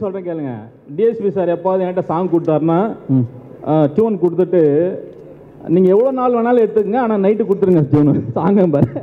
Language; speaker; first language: Tamil; native; Tamil